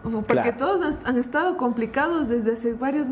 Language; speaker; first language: Spanish; native; Spanish